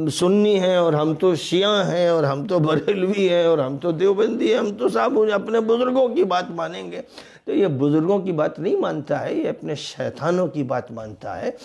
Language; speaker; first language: Urdu; native; Urdu